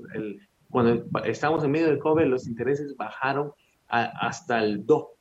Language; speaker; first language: Spanish; early bilingual, heritage; Spanish